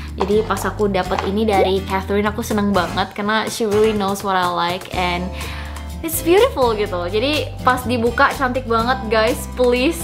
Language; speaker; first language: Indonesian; early bilingual, other home language; Korean